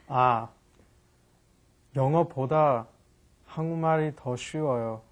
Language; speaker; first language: Korean; non-native, learner; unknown